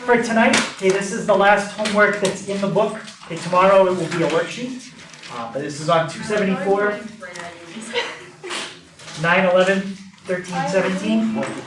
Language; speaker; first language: English; native; English